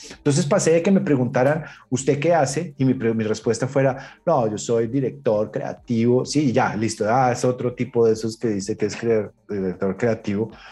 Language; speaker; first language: Spanish; native; Spanish